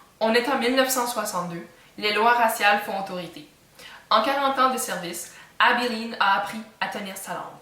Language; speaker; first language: French; native; French